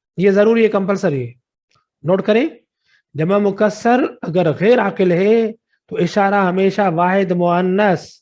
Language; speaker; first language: Urdu; non-native, local second language; Sindhi